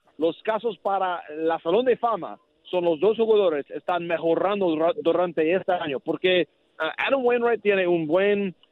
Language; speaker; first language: Spanish; non-native, learner; English